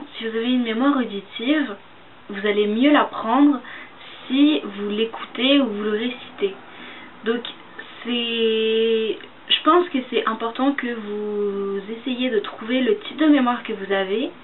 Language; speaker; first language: French; native; French